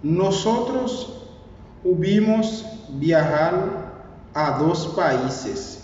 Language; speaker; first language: Spanish; non-native, learner; Haitian Creole